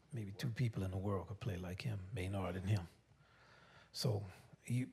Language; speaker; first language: English; native; English